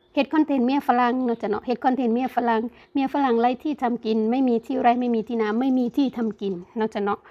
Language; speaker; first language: Thai; native; Thai